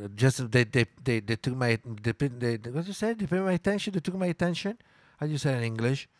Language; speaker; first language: English; non-native, fluent; Italian